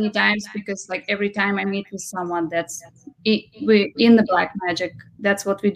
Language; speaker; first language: English; non-native, fluent; Russian